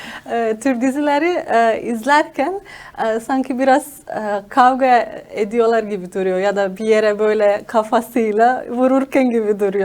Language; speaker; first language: Turkish; non-native, fluent; Slovenian